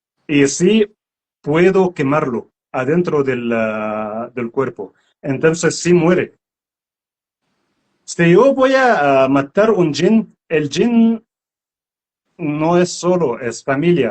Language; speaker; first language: Spanish; non-native, learner; Arabic